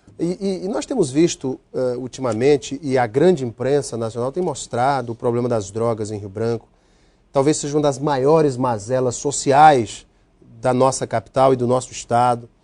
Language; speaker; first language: Portuguese; native; Portuguese